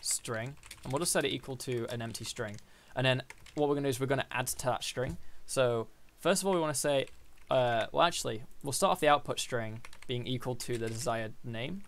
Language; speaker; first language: English; native; English